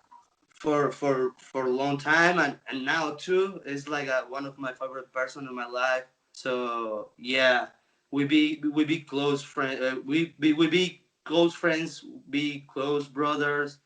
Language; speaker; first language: English; non-native, local second language; Spanish